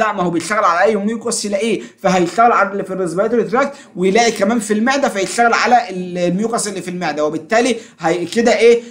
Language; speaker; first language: Arabic; native; Arabic